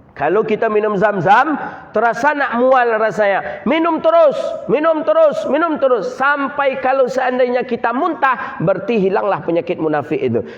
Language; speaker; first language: Malay; native; Malay